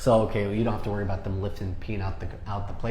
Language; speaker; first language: English; native; English